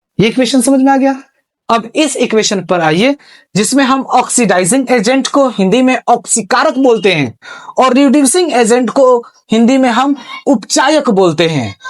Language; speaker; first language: Hindi; native; Hindi